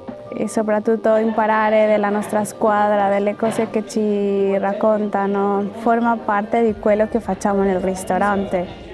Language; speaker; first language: Italian; non-native, fluent; Spanish